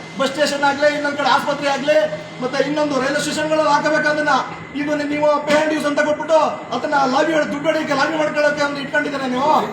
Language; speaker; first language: Kannada; native; Kannada